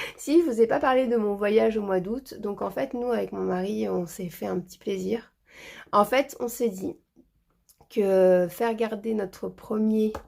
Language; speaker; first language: French; early bilingual, other home language; Portuguese